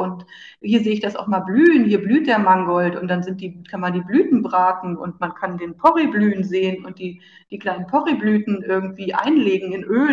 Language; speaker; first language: German; native; German